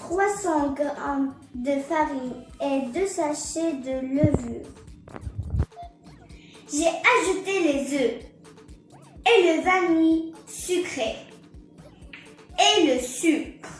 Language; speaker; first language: French; non-native, learner; Arabic